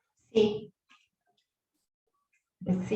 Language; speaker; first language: Spanish; non-native, learner; Portuguese